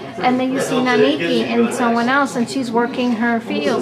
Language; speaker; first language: English; early bilingual, other home language; Spanish